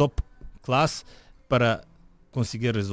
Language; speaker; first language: Portuguese; non-native, fluent; Bulgarian